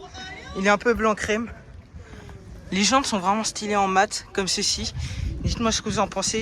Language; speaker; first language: French; native; French